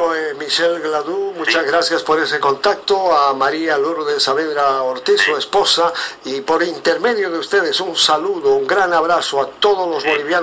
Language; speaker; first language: Spanish; native; Spanish